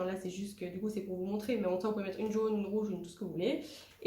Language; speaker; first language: French; native; French